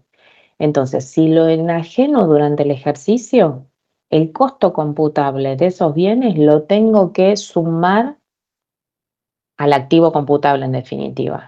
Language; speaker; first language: Spanish; native; Spanish